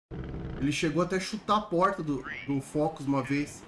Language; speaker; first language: Portuguese; native; Portuguese